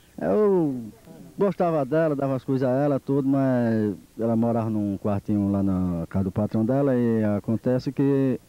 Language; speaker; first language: Portuguese; native; Portuguese